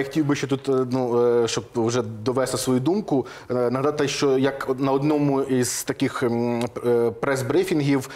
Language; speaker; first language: Ukrainian; native; Ukrainian